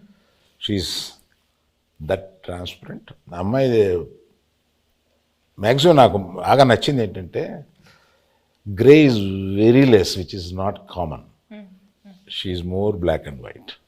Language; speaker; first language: Telugu; native; Telugu